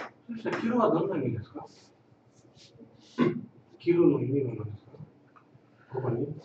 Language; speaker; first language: Japanese; non-native, learner; Tamil